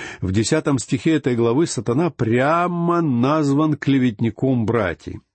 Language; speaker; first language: Russian; native; Russian